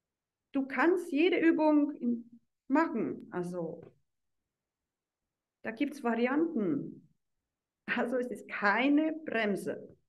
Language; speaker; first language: German; non-native, fluent; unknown